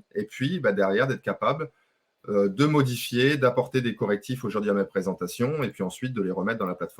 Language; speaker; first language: French; native; French